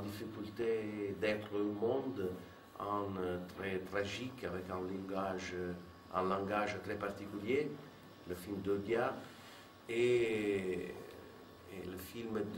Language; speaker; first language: French; non-native, fluent; Italian